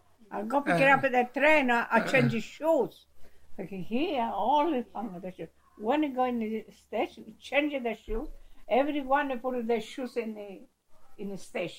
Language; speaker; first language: English; non-native, learner; Italian